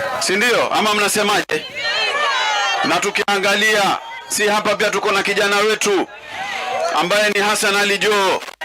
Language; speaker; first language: Swahili; native; Swahili